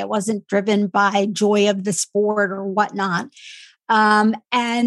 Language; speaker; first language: English; native; English